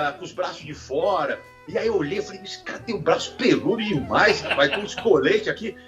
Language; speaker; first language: Portuguese; native; Portuguese